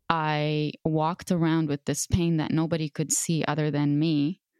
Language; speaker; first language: English; non-native, fluent; Arabic